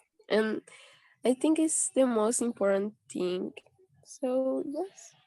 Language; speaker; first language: English; non-native, learner; Spanish